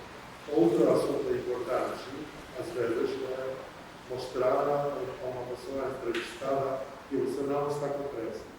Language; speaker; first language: Portuguese; non-native, fluent; Polish